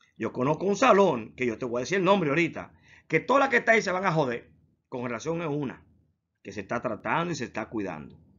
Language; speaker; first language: Spanish; native; Spanish